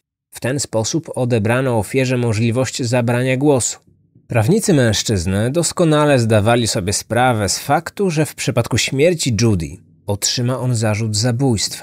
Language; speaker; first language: Polish; native; Polish